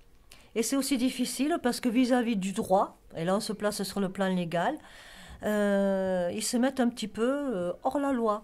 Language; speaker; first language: French; native; French